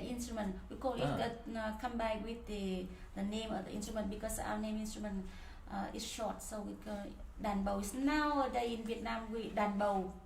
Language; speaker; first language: English; non-native, learner; Vietnamese